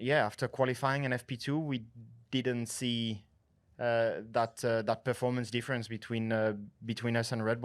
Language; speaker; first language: English; non-native, fluent; French